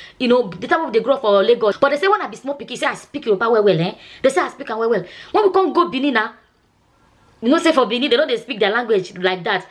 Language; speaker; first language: Nigerian Pidgin; non-native, local second language; Igbo